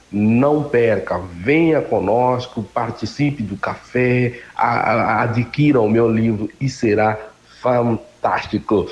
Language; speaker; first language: Portuguese; native; Portuguese